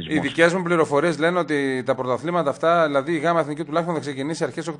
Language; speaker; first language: Greek; native; Greek